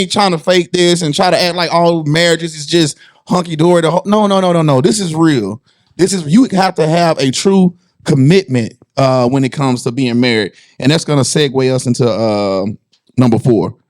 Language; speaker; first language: English; native; English